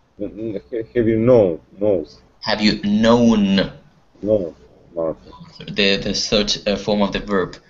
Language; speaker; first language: English; non-native, fluent; Russian